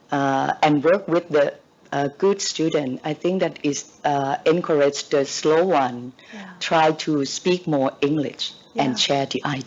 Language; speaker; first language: English; non-native, learner; Thai